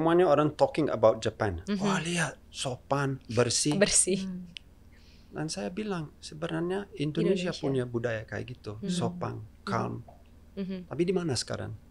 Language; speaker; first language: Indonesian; non-native, fluent; English